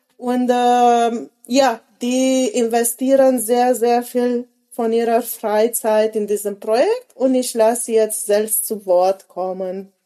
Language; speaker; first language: German; native; German